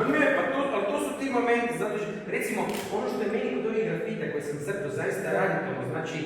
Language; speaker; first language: Croatian; native; Croatian